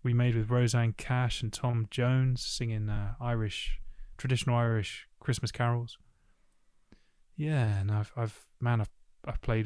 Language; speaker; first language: English; native; English